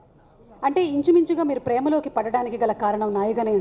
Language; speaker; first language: Telugu; native; Telugu